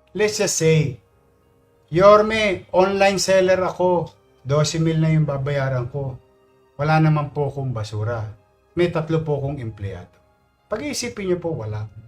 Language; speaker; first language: Filipino; native; Filipino